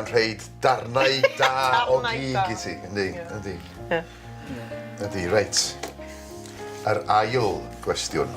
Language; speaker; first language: Welsh; native; Welsh